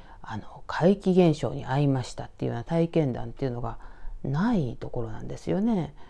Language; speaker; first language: Japanese; native; Japanese